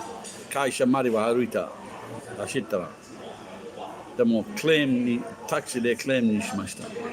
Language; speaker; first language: Japanese; non-native, learner; English